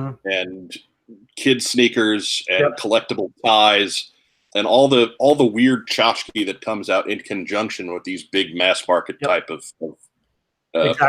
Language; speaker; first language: English; native; English